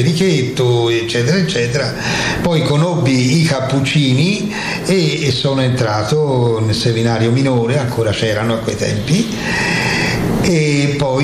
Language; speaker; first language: Italian; native; Italian